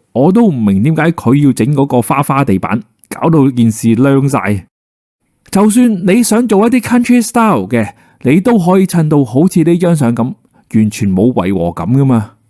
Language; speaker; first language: Cantonese; native; Cantonese